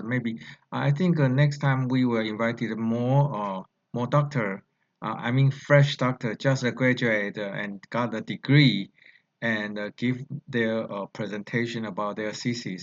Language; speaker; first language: English; non-native, learner; Chinese